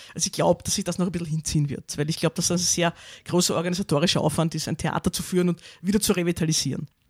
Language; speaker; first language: German; native; German